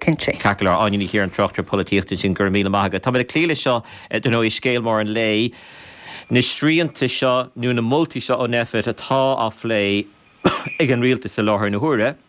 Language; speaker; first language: Irish; native; Irish